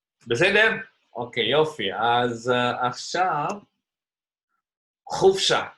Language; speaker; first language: Hebrew; non-native, fluent; Indonesian